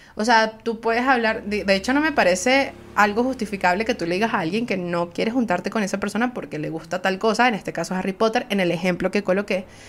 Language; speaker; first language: Spanish; native; Spanish